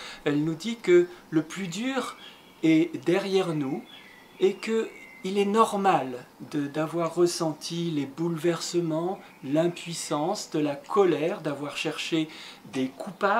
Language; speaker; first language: French; native; French